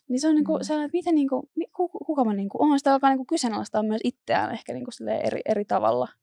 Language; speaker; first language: Finnish; native; Finnish